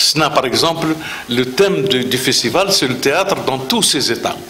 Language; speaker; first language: French; non-native, local second language; Arabic